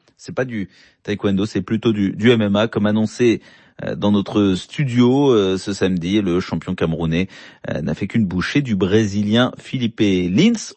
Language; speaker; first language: French; native; French